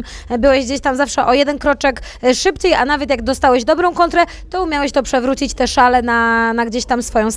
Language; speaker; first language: Polish; native; Polish